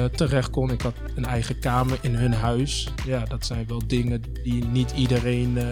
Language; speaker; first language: Dutch; early bilingual, other home language; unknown